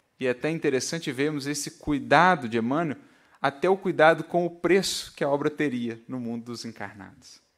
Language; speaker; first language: Portuguese; native; Portuguese